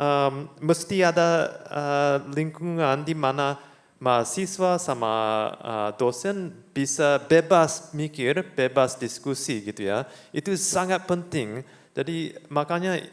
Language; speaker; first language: Indonesian; non-native, fluent; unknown